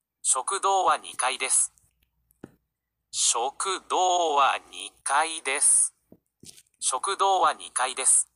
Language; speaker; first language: Japanese; non-native, learner; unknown